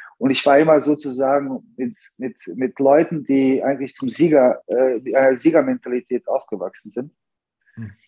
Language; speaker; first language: German; early bilingual, other home language; Serbian